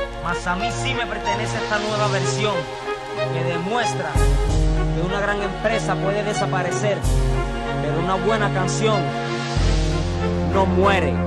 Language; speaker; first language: Spanish; native; Spanish